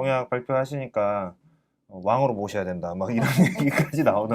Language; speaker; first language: Korean; native; Korean